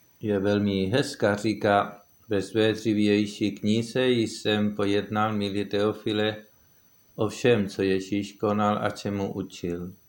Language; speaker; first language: Czech; non-native, fluent; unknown